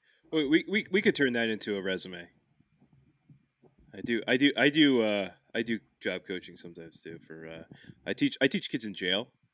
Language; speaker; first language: English; native; English